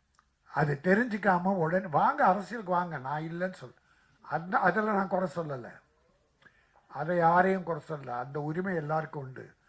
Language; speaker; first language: Tamil; native; Tamil